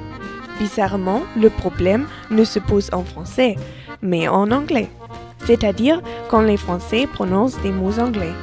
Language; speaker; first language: French; non-native, fluent; German